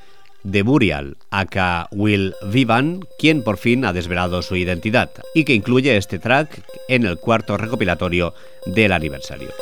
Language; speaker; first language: Spanish; native; Spanish